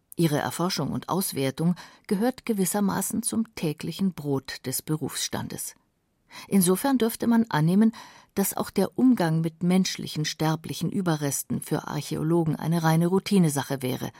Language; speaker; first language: German; native; German